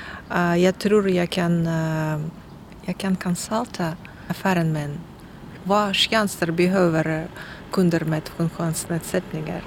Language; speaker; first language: Swedish; non-native, learner; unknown